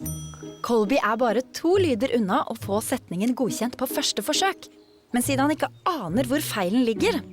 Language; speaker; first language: Norwegian; native; Norwegian